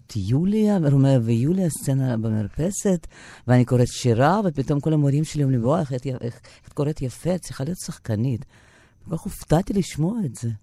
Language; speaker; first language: Hebrew; non-native, fluent; Russian